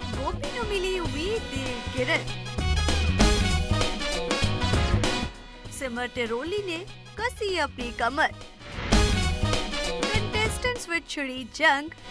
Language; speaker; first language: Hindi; non-native, local second language; Punjabi